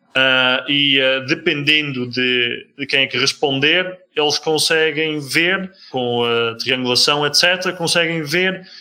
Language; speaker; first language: Portuguese; non-native, fluent; Dutch